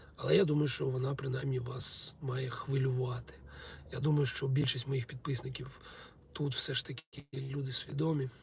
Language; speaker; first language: Ukrainian; non-native, local second language; Russian